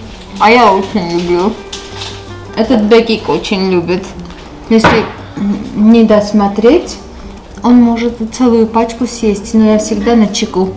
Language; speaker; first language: Russian; non-native, local second language; Armenian